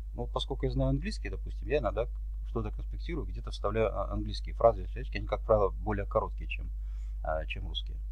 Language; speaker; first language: Russian; native; Russian